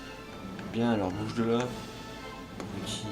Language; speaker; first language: French; native; French